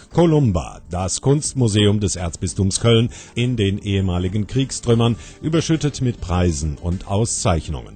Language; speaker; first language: German; native; German